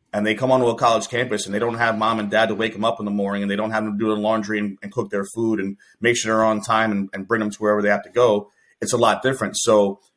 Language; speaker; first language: English; native; English